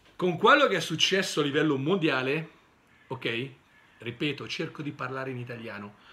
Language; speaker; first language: Italian; native; Italian